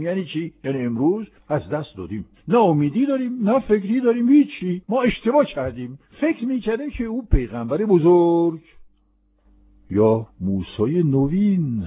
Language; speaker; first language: Persian; non-native, fluent; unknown